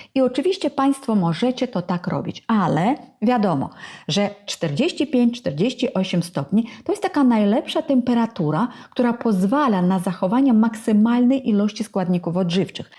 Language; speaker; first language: Polish; non-native, fluent; Ukrainian